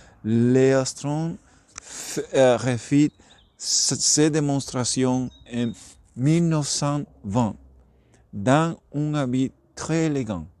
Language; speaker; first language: French; non-native, learner; Spanish